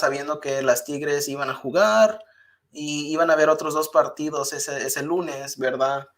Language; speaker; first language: Spanish; early bilingual, heritage; Spanish